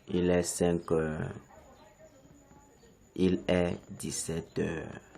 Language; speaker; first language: French; non-native, fluent; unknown